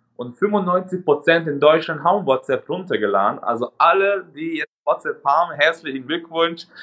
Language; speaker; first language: German; non-native, fluent; Hungarian